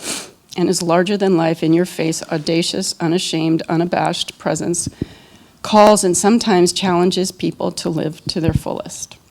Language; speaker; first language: English; native; English